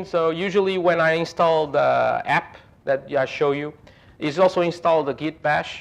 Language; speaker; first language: English; non-native, fluent; Portuguese